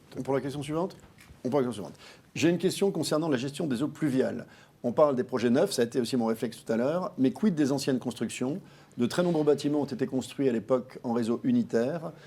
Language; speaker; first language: French; native; French